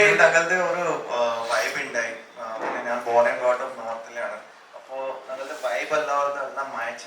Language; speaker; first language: Malayalam; early bilingual, heritage; Malayalam